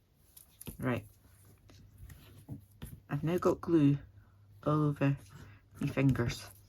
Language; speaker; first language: English; native; English